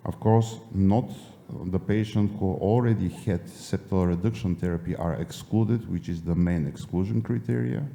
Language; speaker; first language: English; non-native, fluent; Bulgarian